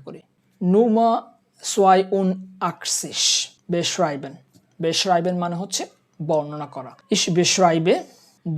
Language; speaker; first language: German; non-native, fluent; Bangla